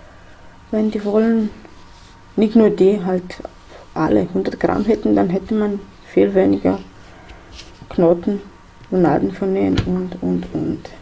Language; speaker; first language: German; non-native, fluent; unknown